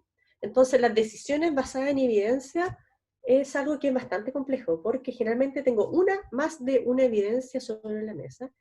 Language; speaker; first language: Spanish; native; Spanish